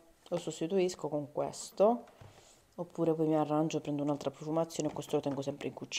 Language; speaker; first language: Italian; native; Italian